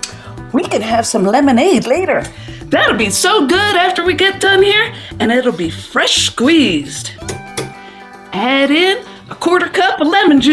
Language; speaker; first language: English; native; English